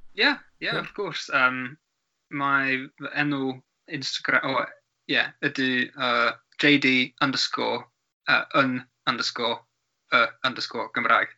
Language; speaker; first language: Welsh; non-native, learner; English